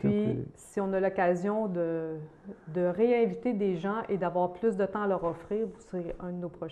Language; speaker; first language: French; native; French